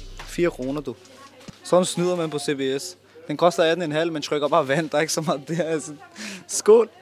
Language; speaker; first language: Danish; early bilingual, other home language; Turkish